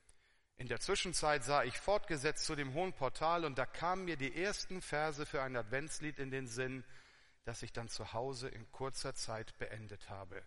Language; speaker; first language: German; native; German